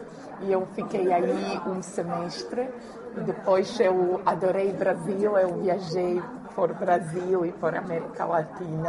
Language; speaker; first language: Portuguese; non-native, learner; Croatian